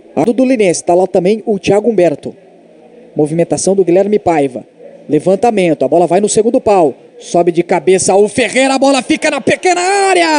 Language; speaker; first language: Portuguese; native; Portuguese